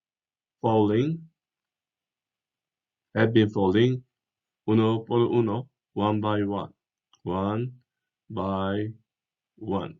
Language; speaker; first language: Spanish; non-native, fluent; English